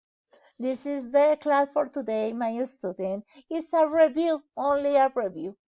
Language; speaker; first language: English; non-native, learner; Spanish